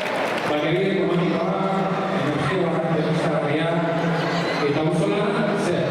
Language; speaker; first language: Basque; non-native, local second language; Spanish